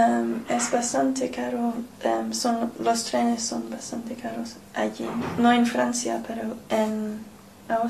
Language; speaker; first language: Spanish; non-native, learner; English